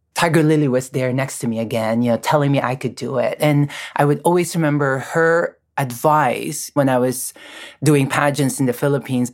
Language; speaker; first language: English; non-native, local second language; Filipino